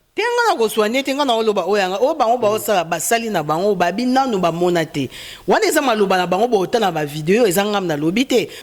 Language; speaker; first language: Lingala; native; Lingala